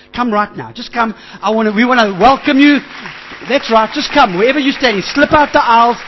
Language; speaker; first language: English; native; English